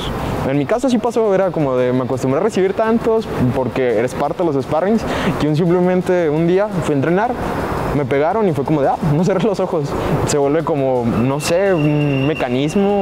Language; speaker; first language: Spanish; native; Spanish